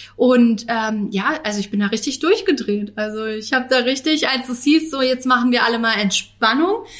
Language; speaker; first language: German; native; German